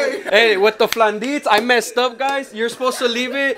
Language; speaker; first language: English; early bilingual, other home language; Spanish